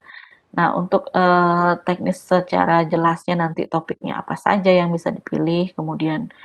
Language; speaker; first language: Indonesian; native; Indonesian